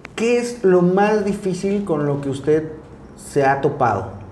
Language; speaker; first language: Spanish; non-native, local second language; Tzotzil